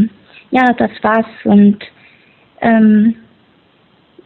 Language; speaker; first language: German; non-native, fluent; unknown